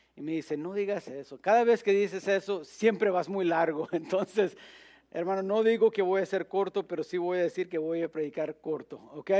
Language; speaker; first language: Spanish; early bilingual, heritage; Spanish